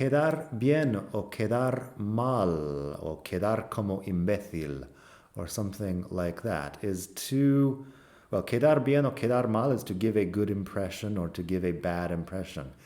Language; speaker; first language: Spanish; non-native, fluent; English